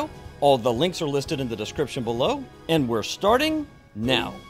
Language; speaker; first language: English; native; English